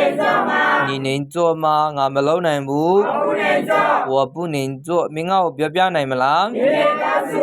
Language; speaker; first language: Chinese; non-native, fluent; Burmese